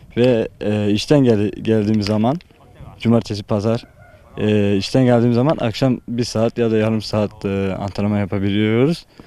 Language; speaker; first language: Turkish; native; Turkish